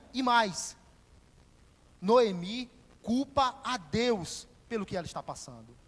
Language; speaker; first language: Portuguese; native; Portuguese